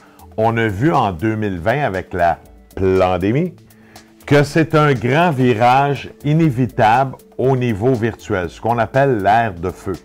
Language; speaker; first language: French; native; French